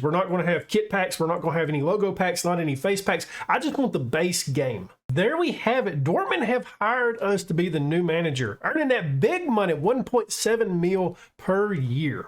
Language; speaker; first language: English; native; English